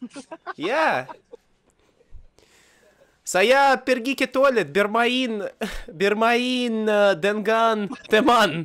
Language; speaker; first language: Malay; non-native, learner; Russian